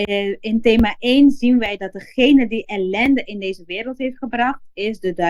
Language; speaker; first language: Dutch; non-native, local second language; Papiamento